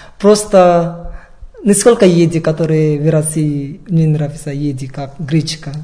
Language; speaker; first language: Russian; non-native, learner; Indonesian